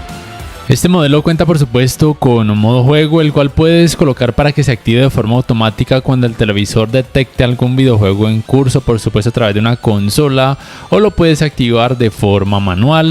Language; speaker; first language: Spanish; native; Spanish